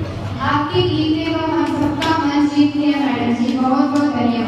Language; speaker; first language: Hindi; native; Hindi